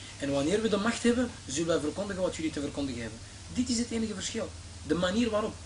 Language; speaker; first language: Dutch; early bilingual, other home language; Arabic